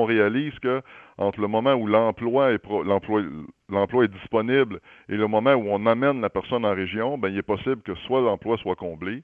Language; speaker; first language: French; native; French